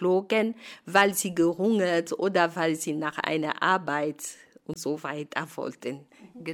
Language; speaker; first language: German; non-native, fluent; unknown